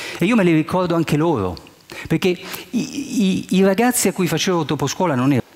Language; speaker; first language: Italian; early bilingual, heritage; Italian